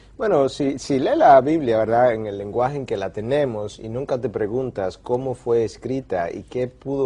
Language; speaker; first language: Spanish; native; Spanish